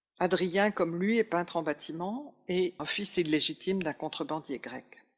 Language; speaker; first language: French; native; French